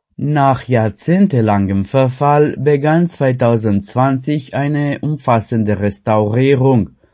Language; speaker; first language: German; non-native, fluent; Romanian